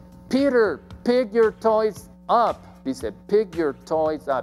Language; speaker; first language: English; non-native, fluent; Spanish